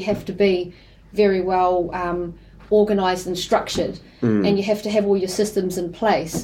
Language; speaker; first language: English; native; English